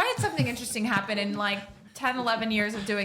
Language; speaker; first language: English; native; English